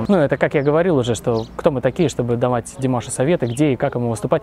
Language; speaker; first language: Russian; native; Russian